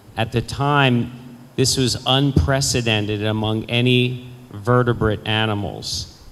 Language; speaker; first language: English; native; English